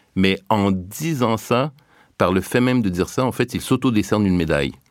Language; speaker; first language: French; native; French